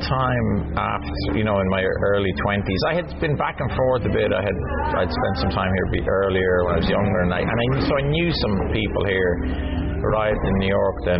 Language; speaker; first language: English; native; English